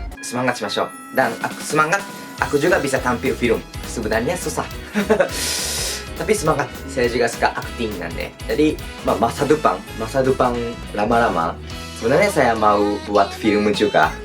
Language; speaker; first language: Indonesian; non-native, learner; Japanese